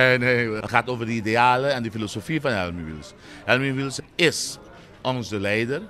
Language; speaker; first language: Dutch; non-native, local second language; Papiamento